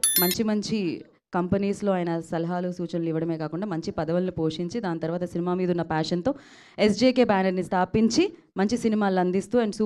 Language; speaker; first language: Telugu; native; Telugu